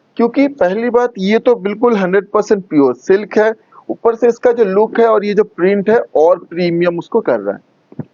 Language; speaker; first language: Hindi; non-native, local second language; Bangla